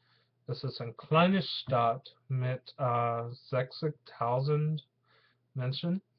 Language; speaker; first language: German; non-native, learner; English